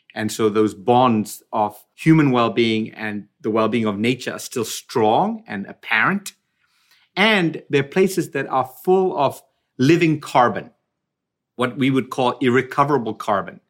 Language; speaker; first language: English; non-native, local second language; Tamil